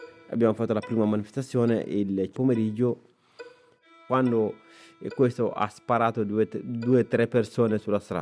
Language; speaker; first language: Italian; non-native, fluent; Bambara